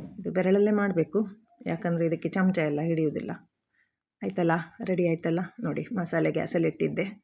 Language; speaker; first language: Kannada; non-native, local second language; Konkani